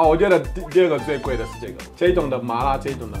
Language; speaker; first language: Chinese; non-native, fluent; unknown